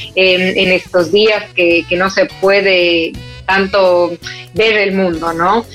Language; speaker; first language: Spanish; native; Spanish